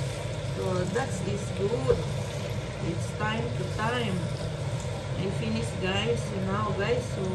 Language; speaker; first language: English; non-native, learner; Filipino